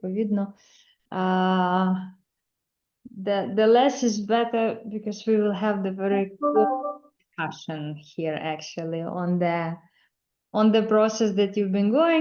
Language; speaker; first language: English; non-native, fluent; Ukrainian